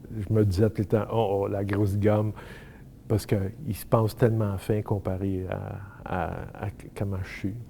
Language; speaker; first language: French; native; French